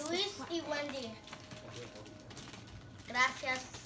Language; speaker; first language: Spanish; early bilingual, heritage; Spanish